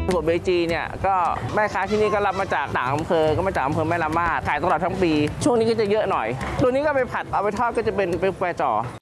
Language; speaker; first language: Thai; early bilingual, other home language; Chinese